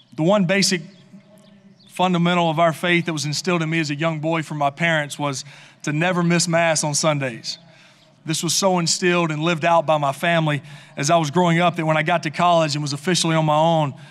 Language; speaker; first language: English; native; English